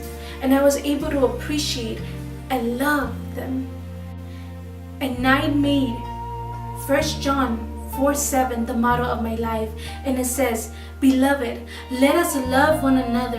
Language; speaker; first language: English; early bilingual, other home language; Spanish